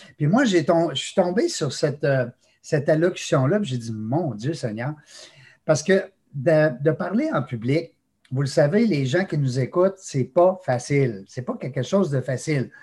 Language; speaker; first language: French; native; French